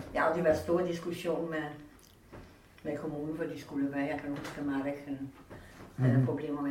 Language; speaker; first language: Danish; non-native, fluent; Polish